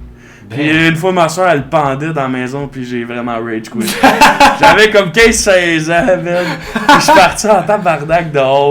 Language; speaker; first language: French; native; French